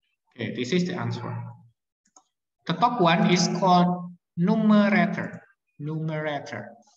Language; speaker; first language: English; non-native, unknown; Indonesian